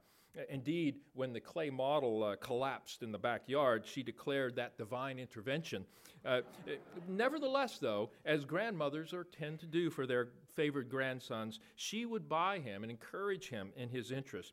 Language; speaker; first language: English; native; English